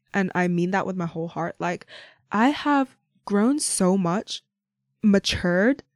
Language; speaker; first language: English; non-native, local second language; Cantonese